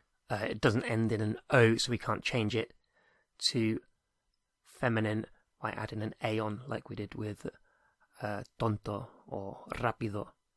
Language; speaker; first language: English; native; English